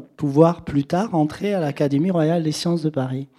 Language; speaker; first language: French; native; French